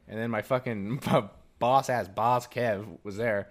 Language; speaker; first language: English; native; English